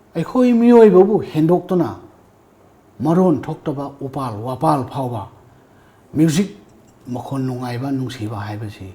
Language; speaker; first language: Manipuri; non-native, local second language; Rongmei Naga